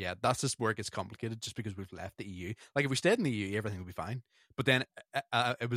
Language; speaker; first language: English; native; English